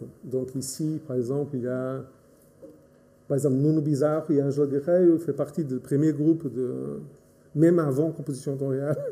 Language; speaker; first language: French; non-native, fluent; Portuguese